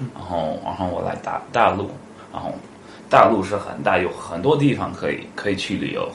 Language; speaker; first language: Chinese; non-native, fluent; English